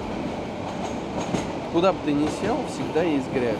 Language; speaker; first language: Russian; native; Russian